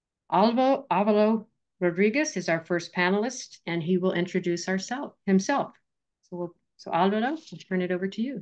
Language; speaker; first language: English; native; English